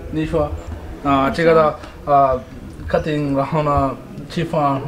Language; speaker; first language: Chinese; non-native, learner; Urdu